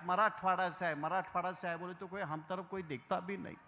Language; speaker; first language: Hindi; non-native, local second language; Marathi